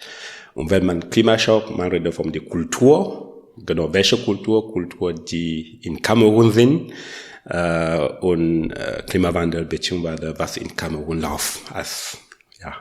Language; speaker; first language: German; non-native, learner; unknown